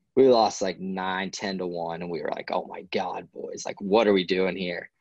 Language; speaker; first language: English; native; English